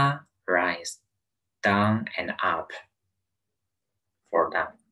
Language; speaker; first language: English; non-native, learner; Chinese